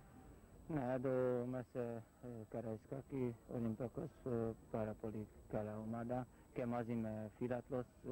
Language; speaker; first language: Greek; non-native, learner; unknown